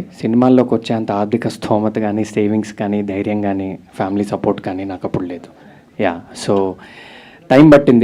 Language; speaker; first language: Telugu; native; Telugu